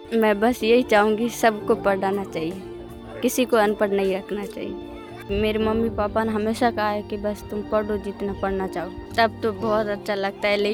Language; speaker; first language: Hindi; native; Hindi